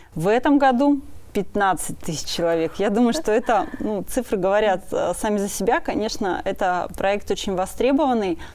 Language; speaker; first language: Russian; native; Russian